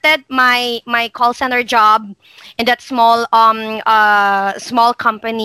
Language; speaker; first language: English; non-native, local second language; Hiligaynon